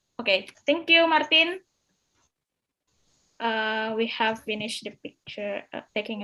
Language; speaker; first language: English; non-native, fluent; Indonesian